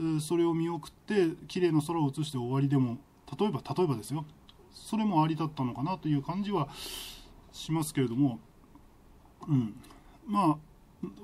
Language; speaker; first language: Japanese; native; Japanese